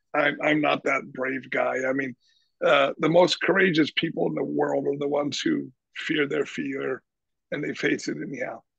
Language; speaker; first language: English; native; English